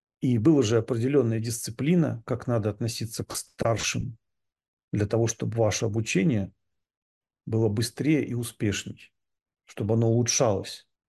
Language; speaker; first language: Russian; native; Russian